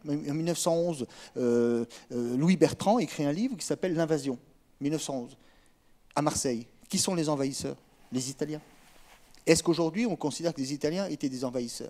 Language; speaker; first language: French; native; French